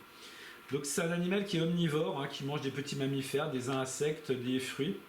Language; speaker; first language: French; native; French